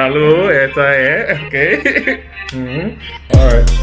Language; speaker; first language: Spanish; non-native, learner; English